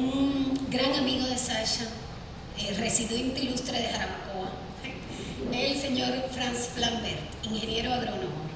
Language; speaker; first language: Spanish; native; Spanish